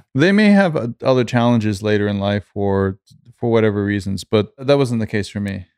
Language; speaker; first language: English; native; English